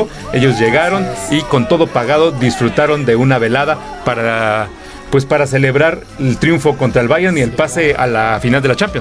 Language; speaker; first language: Spanish; native; Spanish